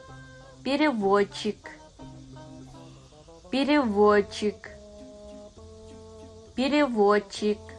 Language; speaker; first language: Russian; non-native, fluent; Kazakh